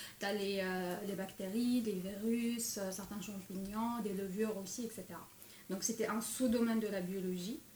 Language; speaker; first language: French; non-native, local second language; Arabic